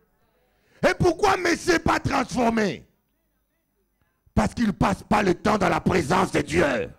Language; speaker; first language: French; non-native, local second language; Lingala